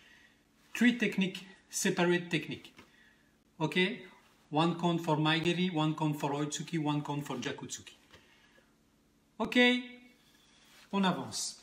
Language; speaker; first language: English; non-native, learner; French